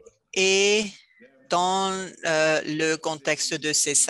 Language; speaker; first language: French; non-native, fluent; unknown